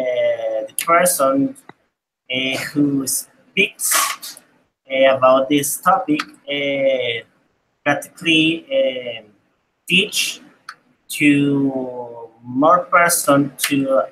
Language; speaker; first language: English; non-native, learner; Spanish